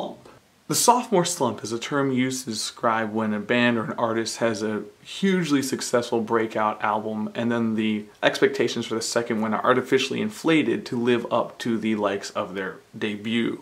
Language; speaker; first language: English; native; English